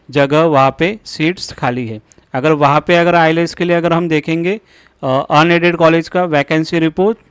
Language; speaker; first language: Hindi; non-native, local second language; Marathi